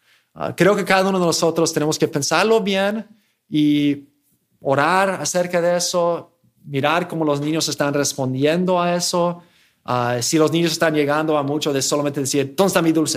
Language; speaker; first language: Spanish; non-native, fluent; English